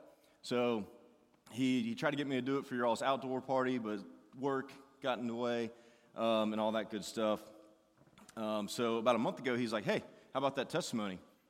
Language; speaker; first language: English; native; English